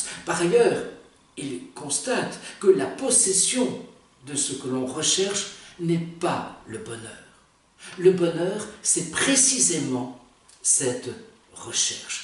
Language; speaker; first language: French; native; French